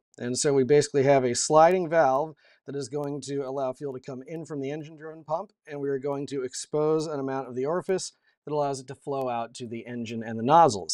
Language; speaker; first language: English; native; English